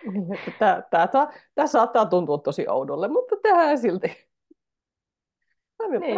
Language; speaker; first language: Finnish; native; Finnish